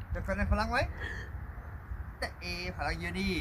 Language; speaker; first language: Thai; non-native, learner; German